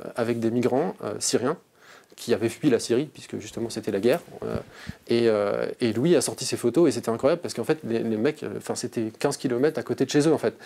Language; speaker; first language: French; native; French